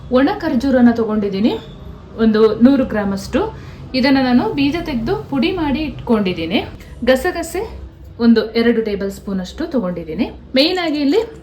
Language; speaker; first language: Kannada; native; Kannada